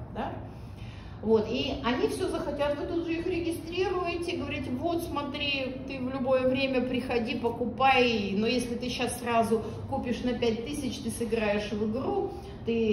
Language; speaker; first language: Russian; native; Russian